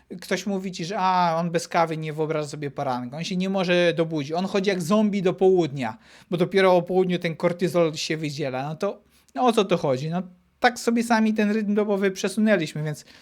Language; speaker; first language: Polish; native; Polish